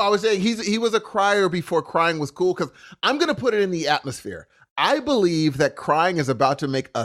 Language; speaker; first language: English; native; English